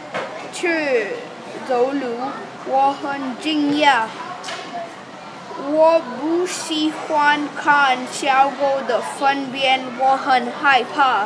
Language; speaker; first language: Chinese; non-native, learner; English